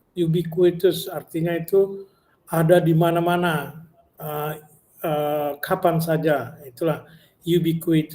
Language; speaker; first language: Indonesian; native; Indonesian